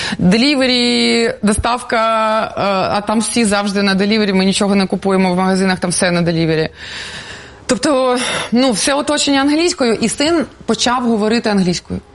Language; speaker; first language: Ukrainian; non-native, local second language; Russian